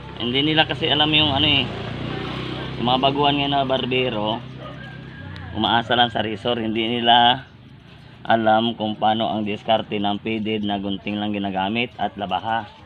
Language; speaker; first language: Filipino; non-native, local second language; Cebuano